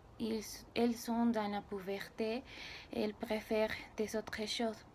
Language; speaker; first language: French; non-native, learner; Spanish